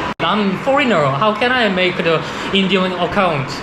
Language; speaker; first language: English; non-native, learner; Korean